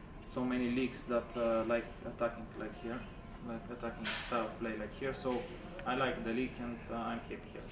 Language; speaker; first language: English; non-native, fluent; Bulgarian